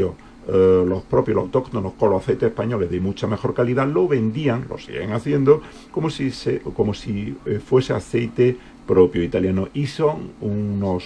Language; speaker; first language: Spanish; native; Spanish